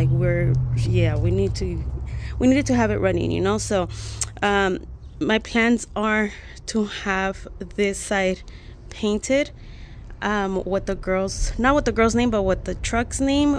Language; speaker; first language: English; early bilingual, other home language; Spanish